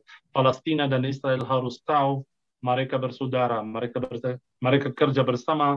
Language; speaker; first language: Indonesian; non-native, fluent; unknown